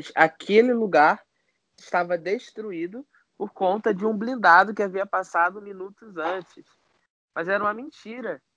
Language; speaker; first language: Portuguese; native; Portuguese